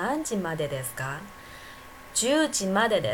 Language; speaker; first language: Japanese; non-native, fluent; Chinese